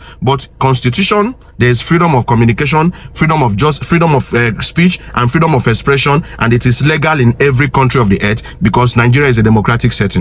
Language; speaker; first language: English; non-native, local second language; Igbo